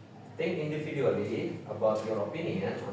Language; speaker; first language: English; non-native, fluent; Indonesian